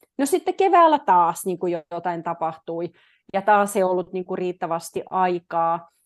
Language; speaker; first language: Finnish; non-native, fluent; Russian